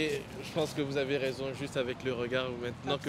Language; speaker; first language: French; native; French